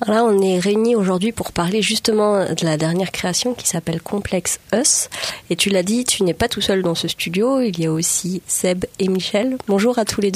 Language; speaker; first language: French; native; French